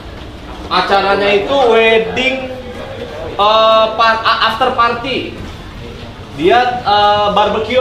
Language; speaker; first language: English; non-native, learner; Indonesian